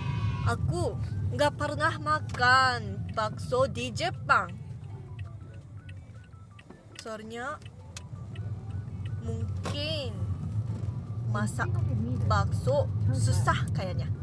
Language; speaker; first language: Indonesian; non-native, learner; Japanese